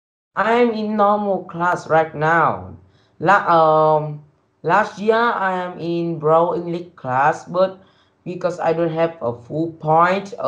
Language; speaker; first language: English; non-native, learner; Vietnamese